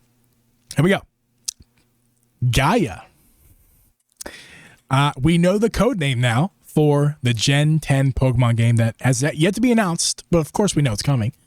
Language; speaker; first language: English; native; English